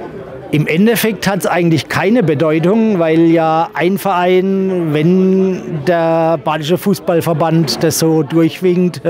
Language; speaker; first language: German; native; German